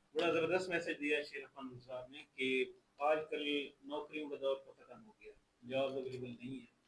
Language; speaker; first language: Urdu; non-native, local second language; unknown